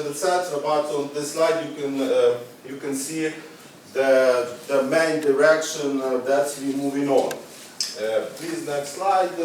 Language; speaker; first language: English; non-native, learner; Ukrainian